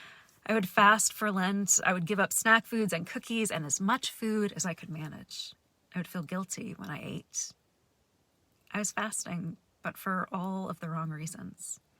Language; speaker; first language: English; native; English